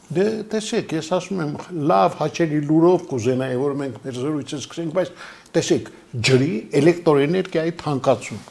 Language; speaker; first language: Armenian; native; Armenian